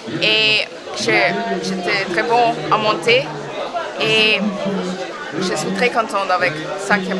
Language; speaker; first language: French; non-native, learner; English